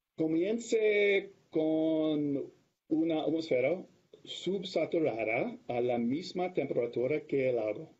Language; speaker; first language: Spanish; non-native, learner; English